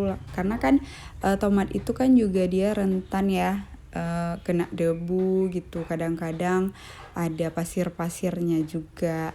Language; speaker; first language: Indonesian; native; Indonesian